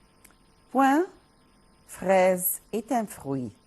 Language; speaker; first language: French; non-native, fluent; Arabic